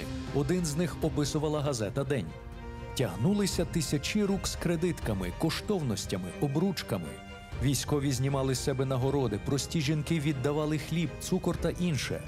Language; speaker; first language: Ukrainian; native; Ukrainian